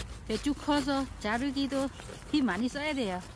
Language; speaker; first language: Korean; non-native, learner; Vietnamese